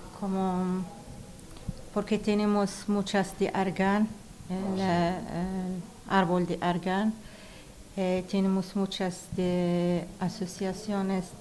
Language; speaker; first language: Spanish; non-native, learner; Arabic